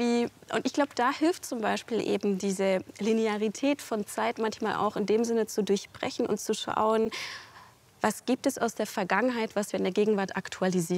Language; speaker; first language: German; native; German